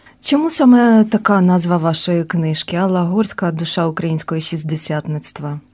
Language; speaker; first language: Ukrainian; native; Ukrainian